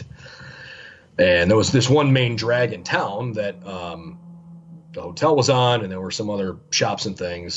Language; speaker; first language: English; native; English